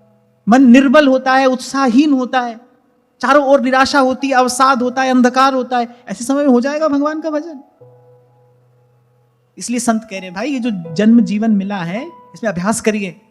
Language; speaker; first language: Hindi; native; Hindi